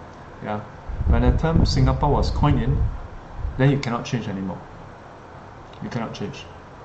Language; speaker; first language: English; native; English